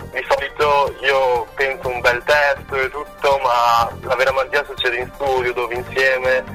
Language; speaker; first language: Italian; early bilingual, other home language; Spanish